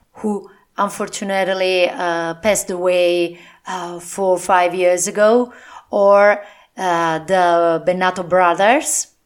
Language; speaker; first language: English; non-native, fluent; Italian